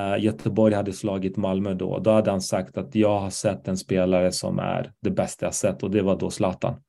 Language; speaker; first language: Swedish; early bilingual, other home language; Arabic